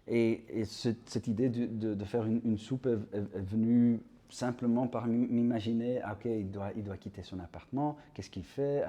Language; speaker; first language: French; non-native, local second language; Dutch